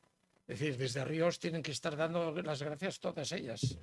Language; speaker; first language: Spanish; native; Spanish